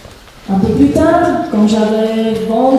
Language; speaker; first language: French; non-native, fluent; Slovak